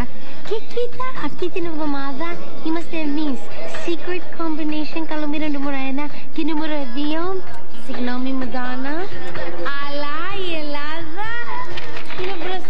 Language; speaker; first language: Greek; early bilingual, heritage; English